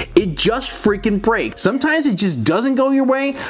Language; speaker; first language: English; native; English